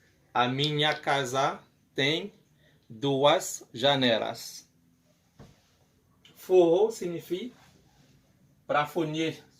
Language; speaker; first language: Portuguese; non-native, learner; Haitian Creole